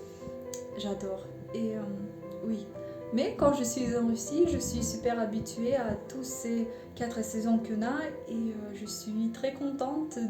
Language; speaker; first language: French; non-native, learner; Russian